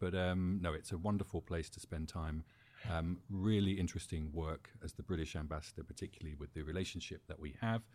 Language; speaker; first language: English; native; English